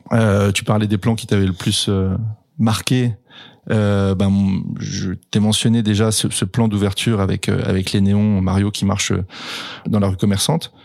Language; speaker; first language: French; native; French